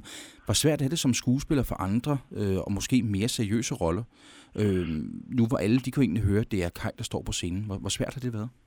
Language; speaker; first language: Danish; native; Danish